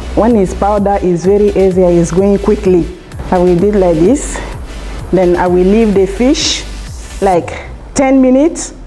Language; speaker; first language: English; non-native, fluent; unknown